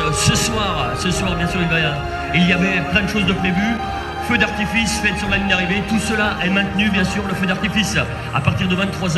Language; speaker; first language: French; native; French